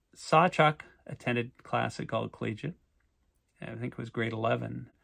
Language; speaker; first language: English; native; English